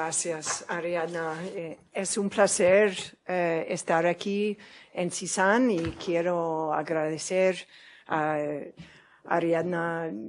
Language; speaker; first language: Spanish; non-native, fluent; English